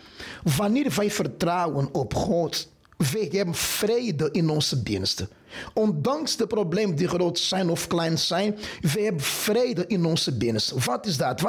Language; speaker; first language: Dutch; non-native, fluent; Portuguese